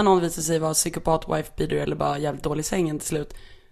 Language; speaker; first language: Swedish; native; Swedish